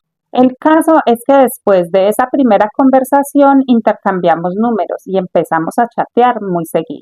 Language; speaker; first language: Spanish; native; Spanish